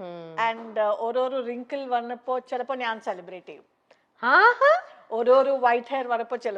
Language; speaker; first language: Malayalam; non-native, local second language; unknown